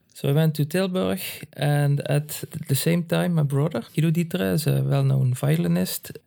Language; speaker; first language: English; non-native, fluent; Dutch